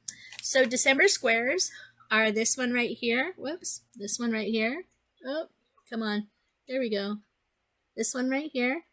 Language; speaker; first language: English; native; English